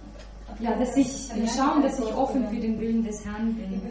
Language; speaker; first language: German; non-native, fluent; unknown